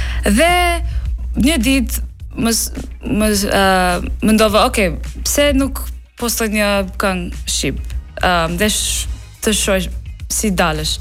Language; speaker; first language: Albanian; non-native, learner; English